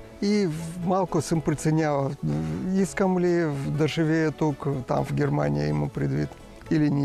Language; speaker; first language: Bulgarian; non-native, learner; Russian